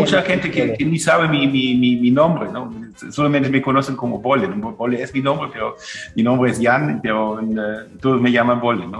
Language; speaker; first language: Spanish; non-native, fluent; German